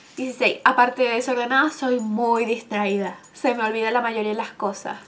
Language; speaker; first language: Spanish; native; Spanish